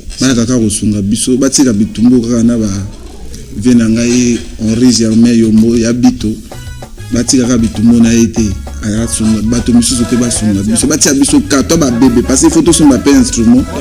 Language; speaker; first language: Lingala; native; Lingala